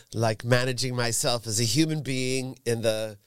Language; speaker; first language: English; native; English